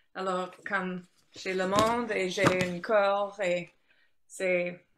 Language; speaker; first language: French; non-native, learner; English